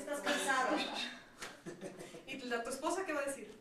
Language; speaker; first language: Spanish; native; Spanish